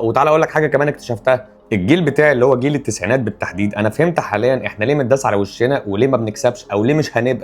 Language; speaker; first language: Arabic; native; Arabic